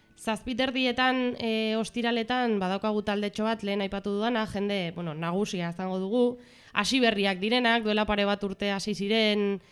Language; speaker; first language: Basque; non-native, local second language; Spanish